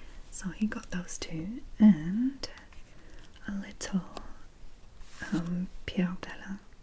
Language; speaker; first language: English; native; English